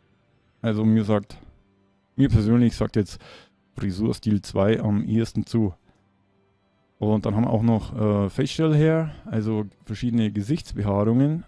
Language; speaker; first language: German; native; German